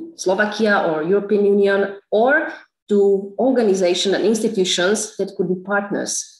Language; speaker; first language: English; non-native, fluent; Slovak